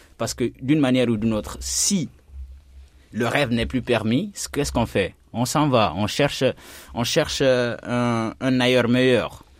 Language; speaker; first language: French; non-native, local second language; Fula